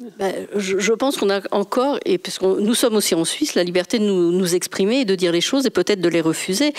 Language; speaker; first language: French; native; French